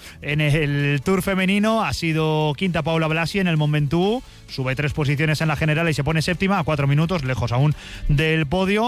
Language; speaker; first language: Spanish; native; Spanish